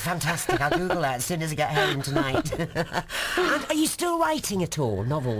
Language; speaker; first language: English; native; English